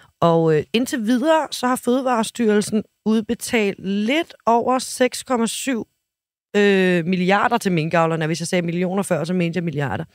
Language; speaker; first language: Danish; native; Danish